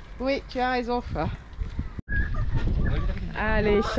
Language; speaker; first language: French; native; French